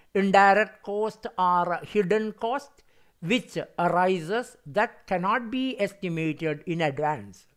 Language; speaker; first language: English; non-native, local second language; Malayalam